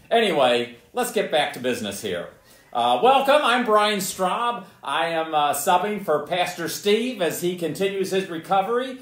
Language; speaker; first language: English; native; English